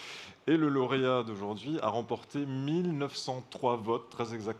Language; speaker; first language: French; native; French